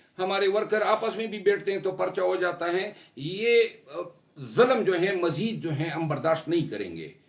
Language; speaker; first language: Urdu; non-native, local second language; Pashto